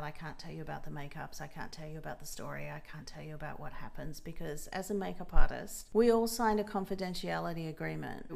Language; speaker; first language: English; native; English